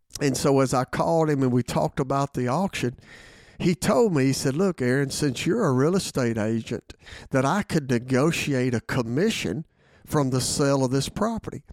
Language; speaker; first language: English; native; English